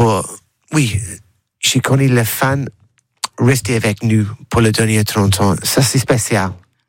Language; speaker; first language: French; non-native, learner; English